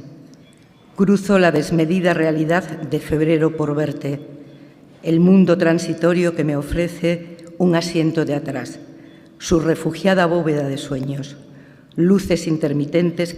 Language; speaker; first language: Spanish; native; Spanish